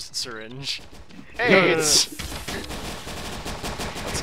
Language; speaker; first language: English; native; English